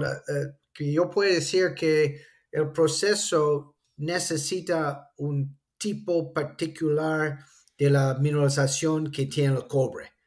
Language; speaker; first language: Spanish; non-native, fluent; English